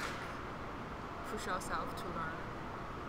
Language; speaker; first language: English; non-native, fluent; Chinese